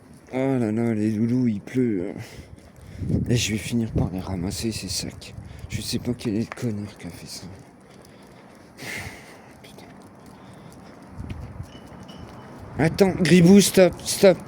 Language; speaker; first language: French; native; French